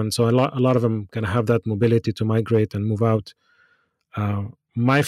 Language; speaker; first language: English; non-native, fluent; Arabic